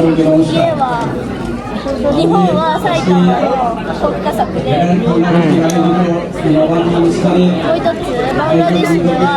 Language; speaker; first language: Japanese; non-native, local second language; Bangla